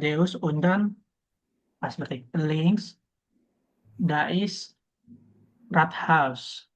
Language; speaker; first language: German; non-native, learner; Indonesian